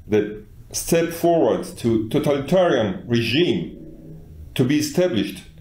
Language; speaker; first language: English; non-native, fluent; Georgian